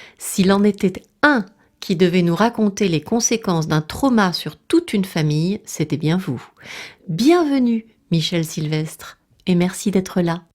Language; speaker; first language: French; native; French